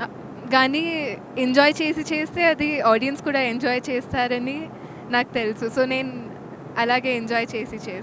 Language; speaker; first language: Telugu; non-native, local second language; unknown